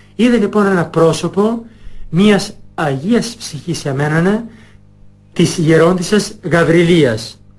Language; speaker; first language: Greek; non-native, fluent; Albanian